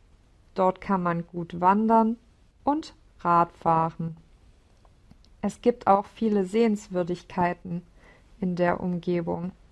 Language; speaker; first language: German; non-native, learner; English